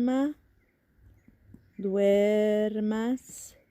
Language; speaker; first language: Spanish; non-native, fluent; English